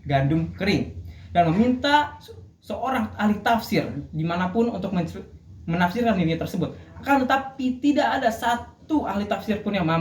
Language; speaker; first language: Indonesian; native; Indonesian